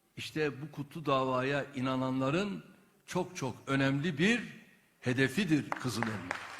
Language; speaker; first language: Turkish; native; Turkish